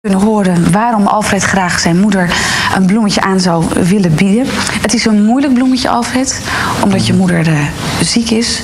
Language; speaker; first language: Dutch; native; Dutch